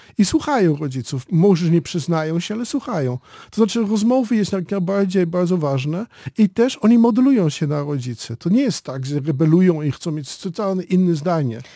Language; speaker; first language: Polish; non-native, learner; Dutch